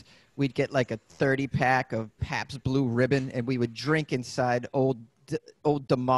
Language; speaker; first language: English; native; English